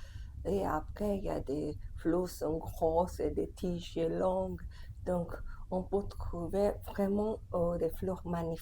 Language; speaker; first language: French; non-native, fluent; Japanese